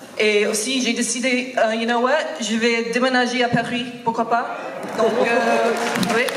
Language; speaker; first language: French; non-native, learner; English